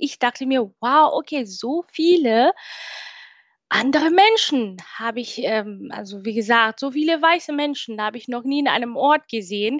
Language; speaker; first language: German; non-native, fluent; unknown